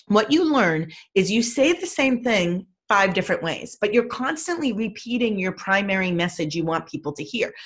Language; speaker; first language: English; native; English